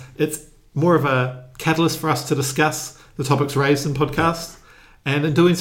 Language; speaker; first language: English; native; English